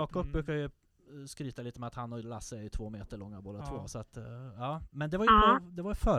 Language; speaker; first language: Swedish; native; Swedish